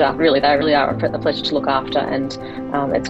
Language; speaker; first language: English; native; English